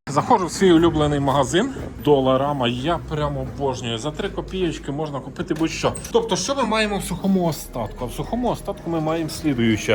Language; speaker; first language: Ukrainian; non-native, local second language; Russian